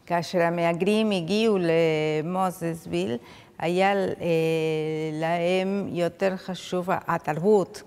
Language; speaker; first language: Hebrew; non-native, fluent; Spanish